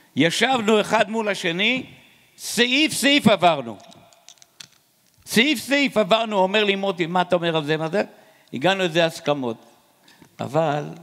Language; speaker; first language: Hebrew; native; Hebrew